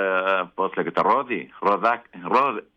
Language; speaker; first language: Greek; non-native, learner; Kurdish